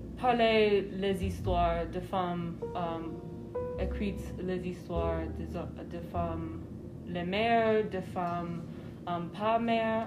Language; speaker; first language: French; non-native, learner; English